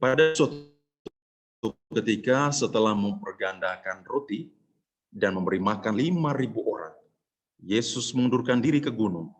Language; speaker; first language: Indonesian; native; Indonesian